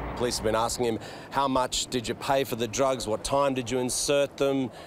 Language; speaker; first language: English; native; English